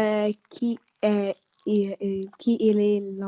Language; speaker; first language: French; non-native, learner; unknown